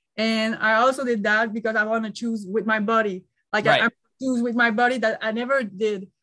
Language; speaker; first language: English; native; English